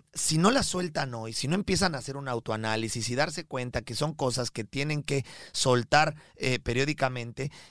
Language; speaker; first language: Spanish; native; Spanish